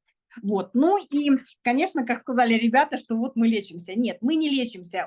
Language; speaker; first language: Russian; native; Russian